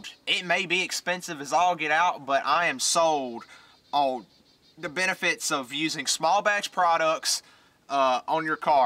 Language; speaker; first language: English; native; English